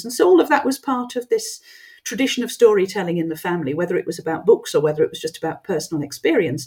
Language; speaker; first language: English; non-native, local second language; French